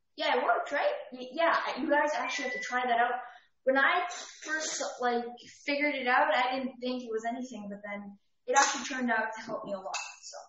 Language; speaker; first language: English; native; English